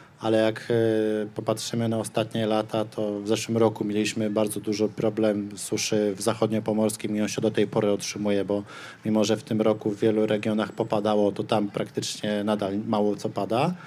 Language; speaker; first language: Polish; native; Polish